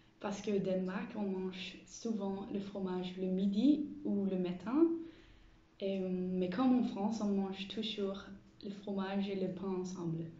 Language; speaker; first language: French; non-native, learner; Danish